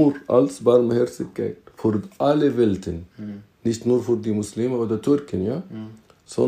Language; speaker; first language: German; non-native, fluent; Arabic